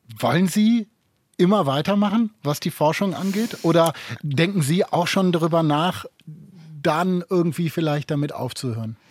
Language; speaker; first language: German; native; German